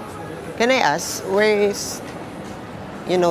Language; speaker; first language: English; non-native, local second language; Filipino